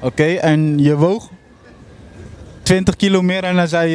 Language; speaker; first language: Dutch; native; Dutch